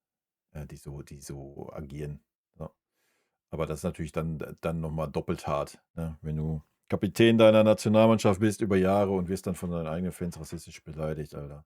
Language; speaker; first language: German; native; German